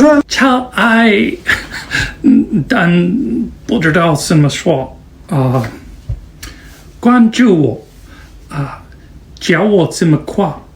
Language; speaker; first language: Chinese; non-native, learner; English